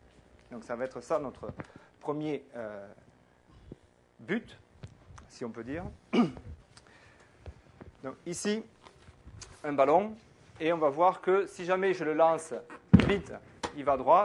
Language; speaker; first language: French; native; French